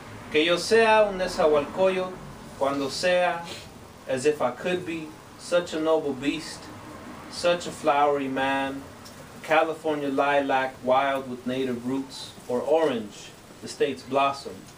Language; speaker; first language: English; native; English